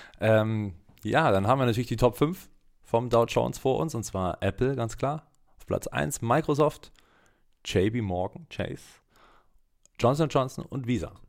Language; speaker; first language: German; native; German